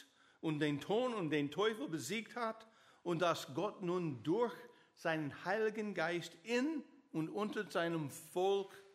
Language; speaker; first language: German; non-native, learner; English